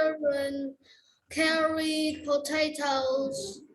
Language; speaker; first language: English; non-native, learner; Vietnamese